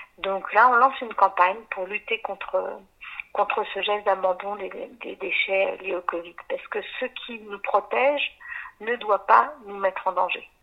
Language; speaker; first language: French; native; French